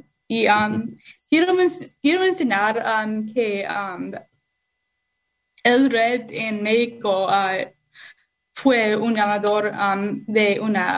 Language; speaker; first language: Spanish; non-native, learner; English